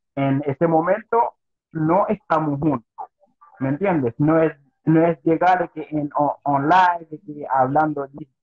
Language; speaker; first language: Spanish; non-native, learner; Haitian Creole